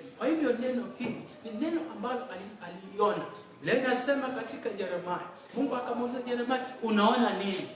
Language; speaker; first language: Swahili; native; Swahili